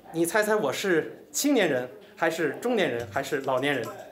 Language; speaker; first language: Chinese; native; Chinese